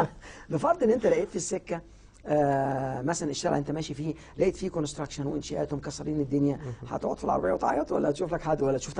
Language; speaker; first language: Arabic; native; Arabic